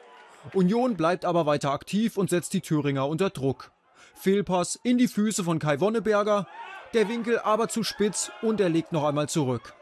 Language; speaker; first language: German; native; German